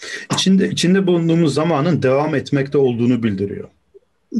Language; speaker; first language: Turkish; native; Turkish